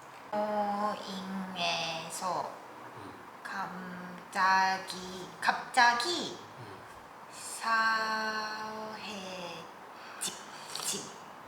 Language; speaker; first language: Korean; non-native, learner; Japanese